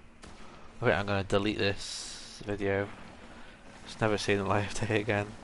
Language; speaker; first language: English; native; English